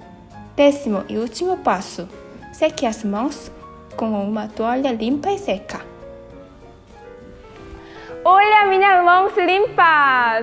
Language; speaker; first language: Portuguese; non-native, fluent; Korean